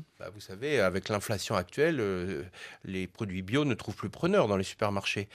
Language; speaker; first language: French; native; French